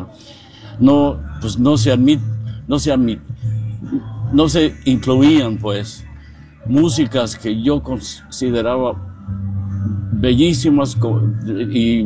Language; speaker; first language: Spanish; non-native, fluent; English